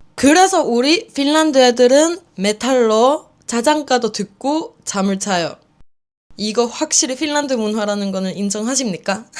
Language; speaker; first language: Korean; non-native, fluent; Finnish